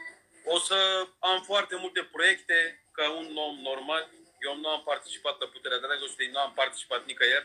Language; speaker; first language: Romanian; non-native, fluent; Turkish